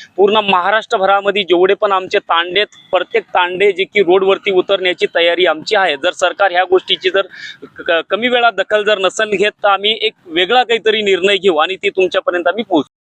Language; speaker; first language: Marathi; non-native, local second language; Lambadi